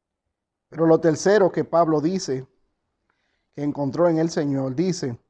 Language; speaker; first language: Spanish; native; Spanish